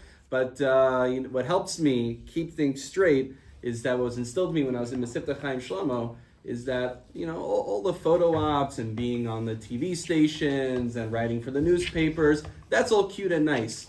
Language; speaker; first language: English; native; English